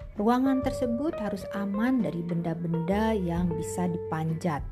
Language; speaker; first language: Indonesian; native; Indonesian